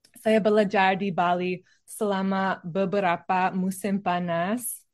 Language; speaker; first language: Indonesian; non-native, learner; English